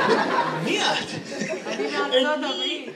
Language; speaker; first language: Hebrew; non-native, local second language; Arabic